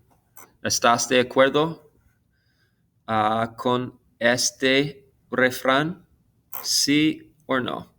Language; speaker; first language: Spanish; non-native, fluent; English